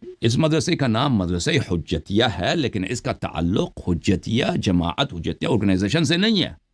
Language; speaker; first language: Urdu; early bilingual, heritage; Urdu